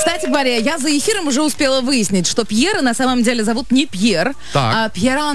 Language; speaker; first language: Russian; native; Russian